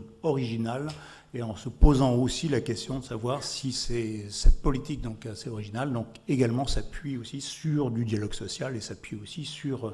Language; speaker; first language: French; native; French